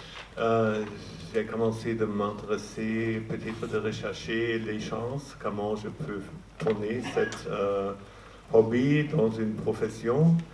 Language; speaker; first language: French; non-native, fluent; German